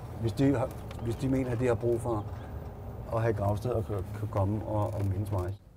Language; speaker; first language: Danish; native; Danish